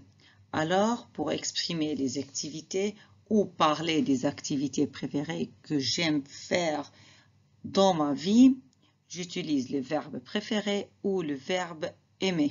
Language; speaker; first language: French; non-native, fluent; Arabic